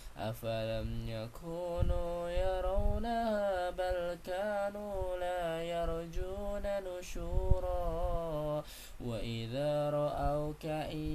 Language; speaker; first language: Arabic; non-native, learner; Indonesian